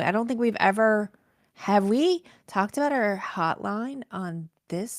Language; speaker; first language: English; native; English